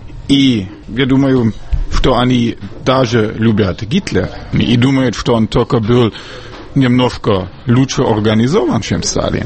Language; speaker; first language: Russian; non-native, fluent; German